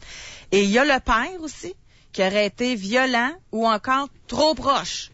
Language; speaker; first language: French; native; French